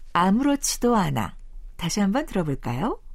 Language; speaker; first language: Korean; non-native, fluent; Chinese